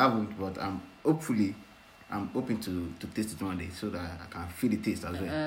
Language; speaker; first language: English; non-native, local second language; Yoruba